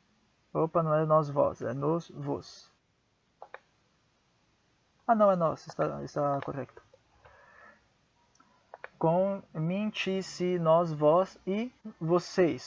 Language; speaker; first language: Portuguese; non-native, fluent; Spanish